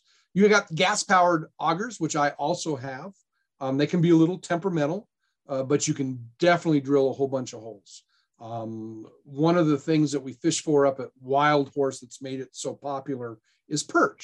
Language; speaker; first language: English; native; English